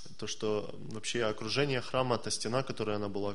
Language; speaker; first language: Russian; native; Russian